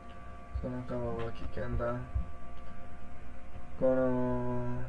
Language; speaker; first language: Japanese; non-native, learner; English